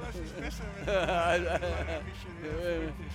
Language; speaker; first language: German; non-native, learner; Dutch